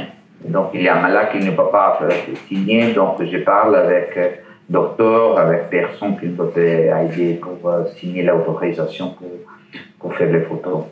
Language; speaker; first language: French; non-native, learner; Italian